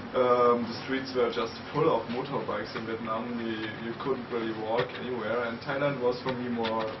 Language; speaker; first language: English; non-native, fluent; German